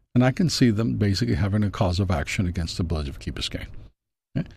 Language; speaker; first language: English; non-native, fluent; Spanish